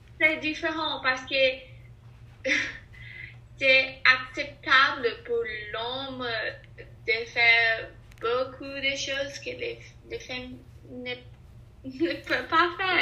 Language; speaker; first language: French; non-native, learner; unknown